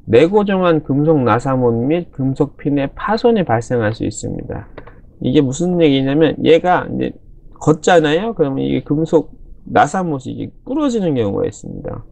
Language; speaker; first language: Korean; native; Korean